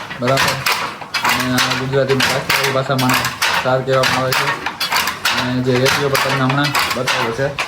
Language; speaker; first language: Gujarati; native; Gujarati